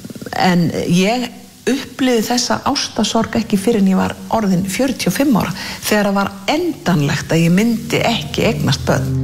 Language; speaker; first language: Icelandic; native; Icelandic